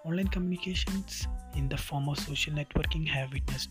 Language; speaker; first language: English; non-native, local second language; Malayalam